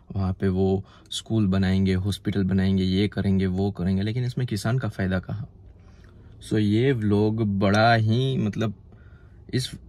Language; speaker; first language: Hindi; non-native, local second language; Gujarati